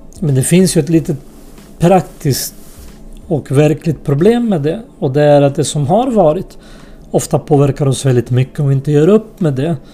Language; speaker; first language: Swedish; early bilingual, other home language; Spanish